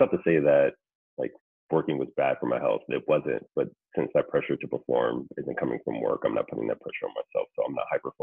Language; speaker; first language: English; native; English